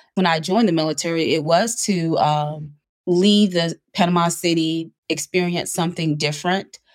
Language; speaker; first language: English; native; English